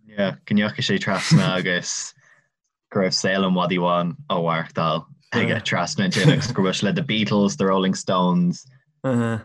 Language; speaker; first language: Irish; non-native, local second language; English